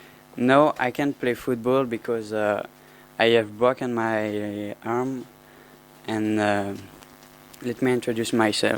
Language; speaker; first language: English; non-native, learner; French